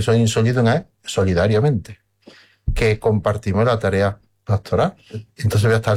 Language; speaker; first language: Spanish; native; Spanish